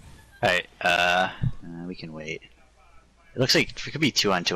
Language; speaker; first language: English; native; English